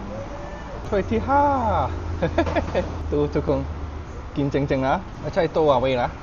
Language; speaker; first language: Thai; native; Thai